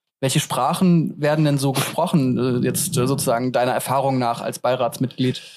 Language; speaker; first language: German; native; German